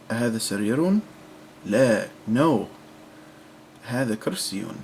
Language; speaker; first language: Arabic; non-native, fluent; English